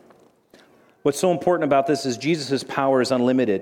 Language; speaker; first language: English; native; English